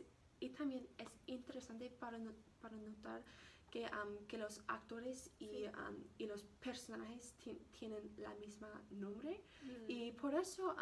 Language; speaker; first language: Spanish; non-native, learner; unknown